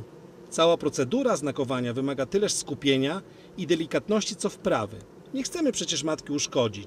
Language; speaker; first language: Polish; native; Polish